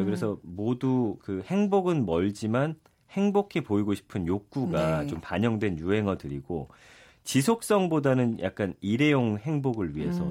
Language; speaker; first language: Korean; native; Korean